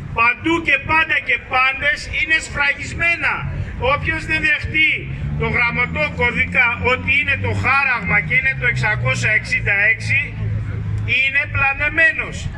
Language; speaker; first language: Greek; non-native, fluent; Armenian